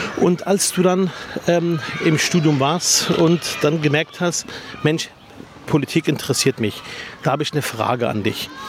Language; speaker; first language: German; early bilingual, other home language; Arabic